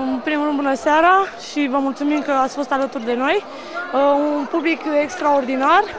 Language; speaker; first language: Romanian; native; Romanian